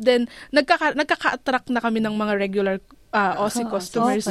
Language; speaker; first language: Filipino; native; Filipino